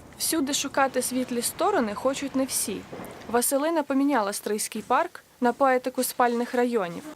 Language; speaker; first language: Ukrainian; native; Ukrainian